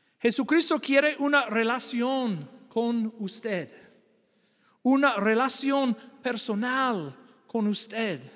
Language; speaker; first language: Spanish; non-native, fluent; English